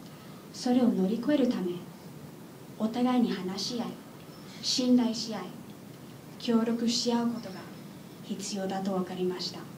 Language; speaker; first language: Japanese; non-native, learner; English